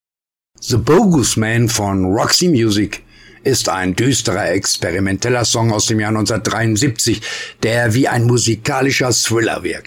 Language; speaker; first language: German; native; German